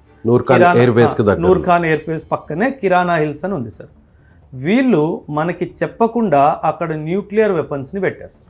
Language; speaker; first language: Telugu; non-native, local second language; Punjabi